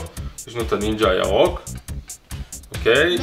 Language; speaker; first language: Hebrew; native; Hebrew